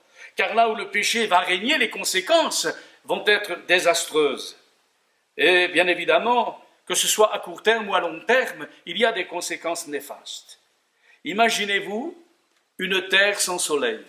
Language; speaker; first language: French; native; French